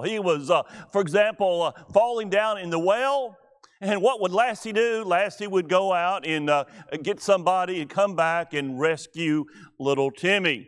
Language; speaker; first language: English; native; English